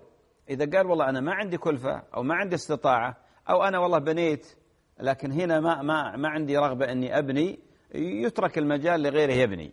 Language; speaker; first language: Arabic; native; Arabic